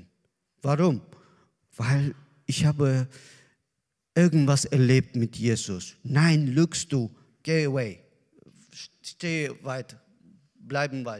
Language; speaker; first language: German; non-native, learner; Azerbaijani